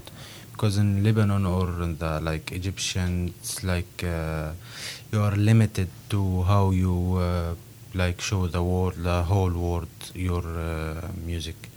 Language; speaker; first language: English; non-native, learner; Arabic